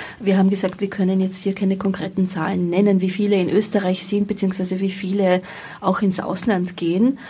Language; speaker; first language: German; native; German